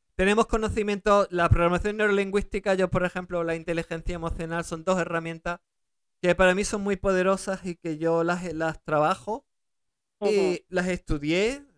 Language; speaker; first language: Spanish; early bilingual, other home language; German